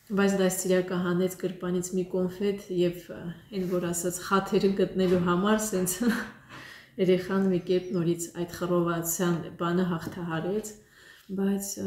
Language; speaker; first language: Armenian; native; Armenian